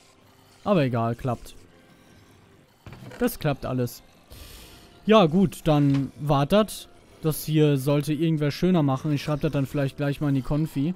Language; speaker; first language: German; native; German